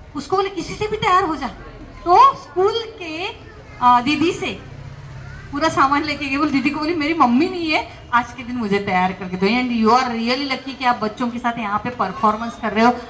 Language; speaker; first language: Hindi; non-native, local second language; Marathi